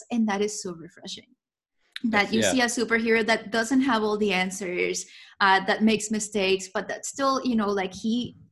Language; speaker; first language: English; non-native, fluent; Spanish